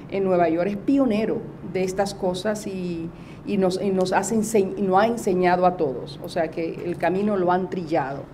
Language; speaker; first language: Spanish; native; Spanish